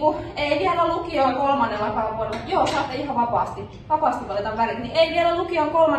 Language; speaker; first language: Finnish; native; Finnish